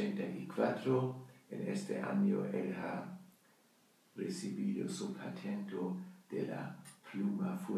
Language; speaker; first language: Spanish; non-native, learner; German